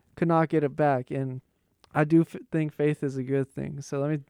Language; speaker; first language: English; native; English